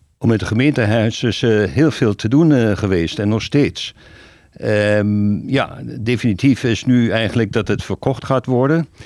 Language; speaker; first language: Dutch; native; Dutch